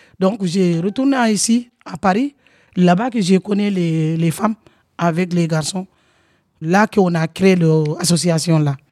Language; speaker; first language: French; non-native, local second language; Wolof